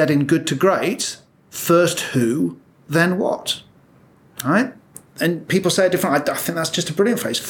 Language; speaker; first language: English; native; English